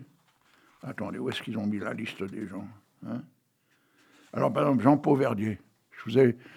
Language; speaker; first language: French; native; French